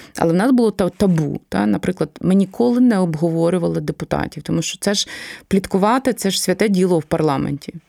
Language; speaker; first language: Ukrainian; native; Ukrainian